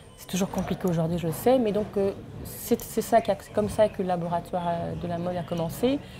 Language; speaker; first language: French; early bilingual, other home language; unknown